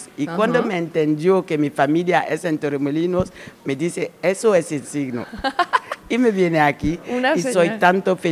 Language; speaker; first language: Spanish; non-native, learner; French